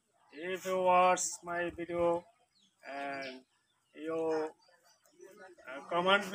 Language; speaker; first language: English; non-native, learner; Bangla